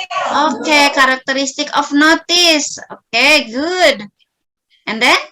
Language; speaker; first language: English; non-native, learner; Indonesian